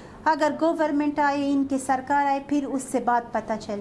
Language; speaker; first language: Hindi; non-native, fluent; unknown